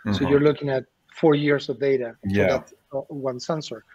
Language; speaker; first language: English; non-native, fluent; Spanish